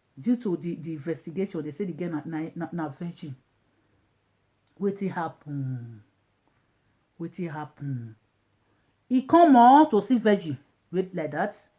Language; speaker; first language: Nigerian Pidgin; non-native, local second language; Bini